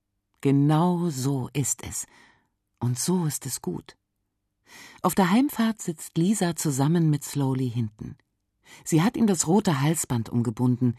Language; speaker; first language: German; native; German